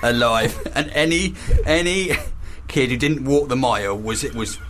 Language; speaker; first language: English; native; English